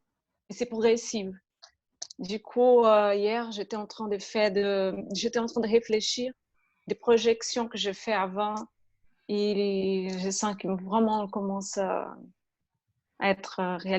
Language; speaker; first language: French; non-native, fluent; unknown